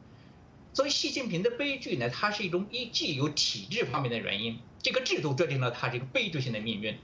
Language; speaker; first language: Chinese; native; Chinese